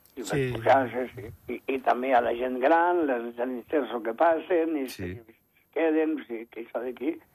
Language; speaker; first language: Catalan; native; Catalan